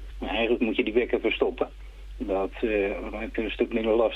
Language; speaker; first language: Dutch; native; Dutch